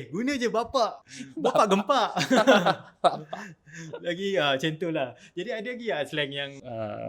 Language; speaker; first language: Malay; native; Malay